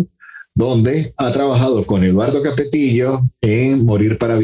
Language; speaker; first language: Spanish; native; Spanish